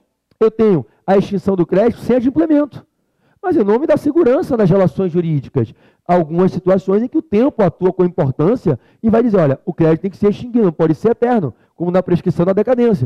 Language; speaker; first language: Portuguese; native; Portuguese